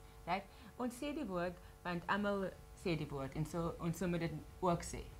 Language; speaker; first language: Afrikaans; non-native, learner; English